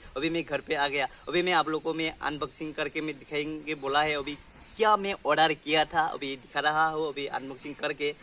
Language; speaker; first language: Hindi; non-native, local second language; Assamese